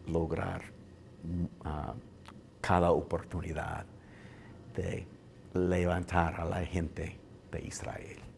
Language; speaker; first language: Spanish; non-native, learner; English